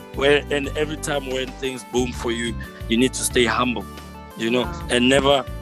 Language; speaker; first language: English; non-native, local second language; Tswana